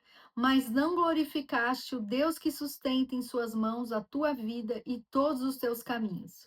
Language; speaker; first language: Portuguese; native; Portuguese